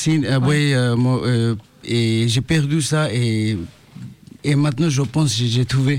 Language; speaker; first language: French; non-native, learner; Bangla